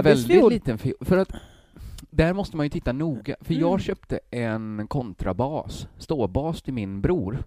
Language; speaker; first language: Swedish; native; Swedish